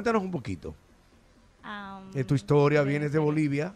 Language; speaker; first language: Spanish; native; Spanish